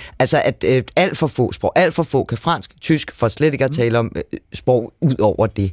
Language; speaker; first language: Danish; native; Danish